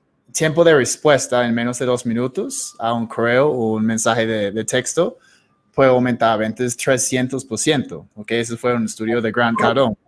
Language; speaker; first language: Spanish; non-native, fluent; English